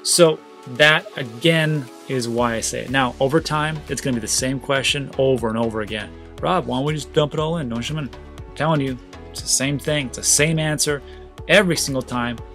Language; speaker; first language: English; native; English